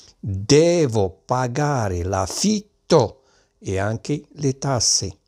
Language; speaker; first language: Italian; non-native, learner; Arabic